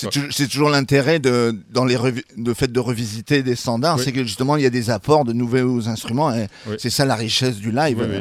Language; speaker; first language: French; native; French